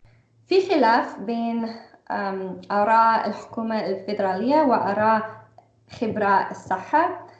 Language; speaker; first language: Arabic; non-native, fluent; English